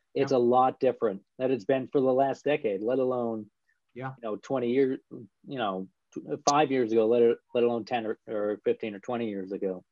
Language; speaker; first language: English; native; English